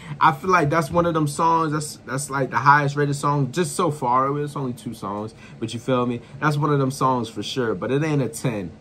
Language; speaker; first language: English; native; English